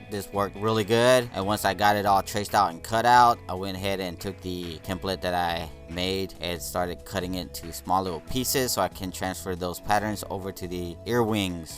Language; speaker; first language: English; native; English